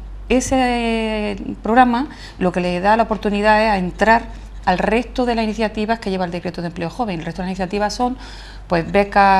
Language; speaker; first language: Spanish; native; Spanish